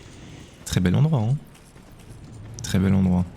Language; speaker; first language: French; native; French